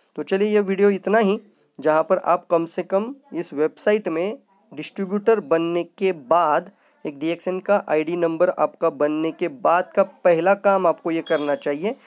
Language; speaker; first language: Hindi; non-native, local second language; Marathi